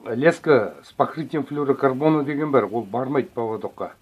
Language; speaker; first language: Russian; non-native, local second language; Kazakh